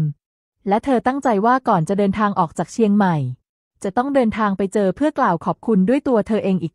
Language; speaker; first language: Thai; native; Thai